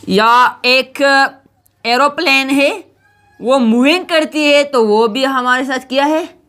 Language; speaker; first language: Urdu; non-native, local second language; Pashto